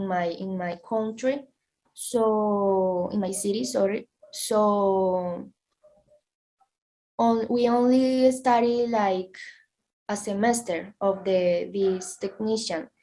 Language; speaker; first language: English; non-native, learner; Spanish